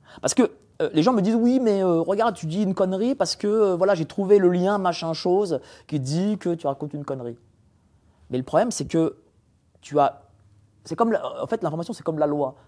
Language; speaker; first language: French; early bilingual, other home language; Polish